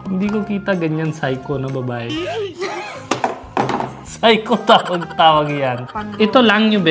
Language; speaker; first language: Filipino; non-native, learner; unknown